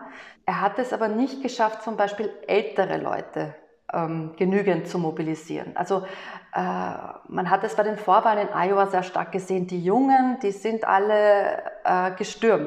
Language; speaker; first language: German; native; German